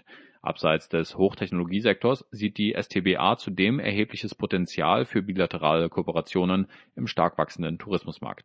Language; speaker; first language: German; native; German